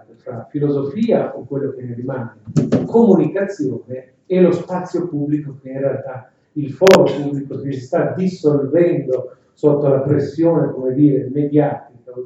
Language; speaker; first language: Italian; native; Italian